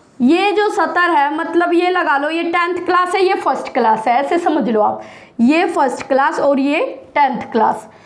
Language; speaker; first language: Hindi; native; Hindi